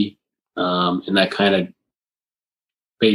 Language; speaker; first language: English; native; English